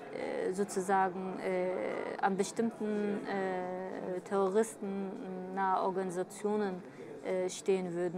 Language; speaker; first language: German; early bilingual, other home language; Kurdish